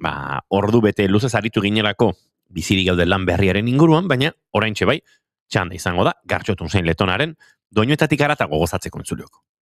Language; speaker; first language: Basque; native; Basque